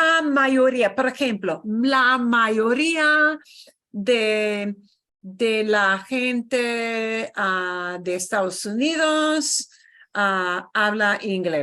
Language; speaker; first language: Spanish; non-native, fluent; English